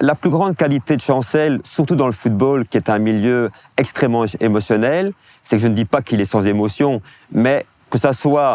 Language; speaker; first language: French; native; French